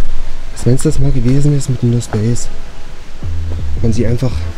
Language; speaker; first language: German; native; German